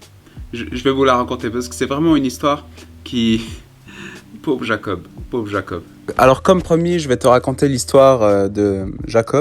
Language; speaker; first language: French; native; French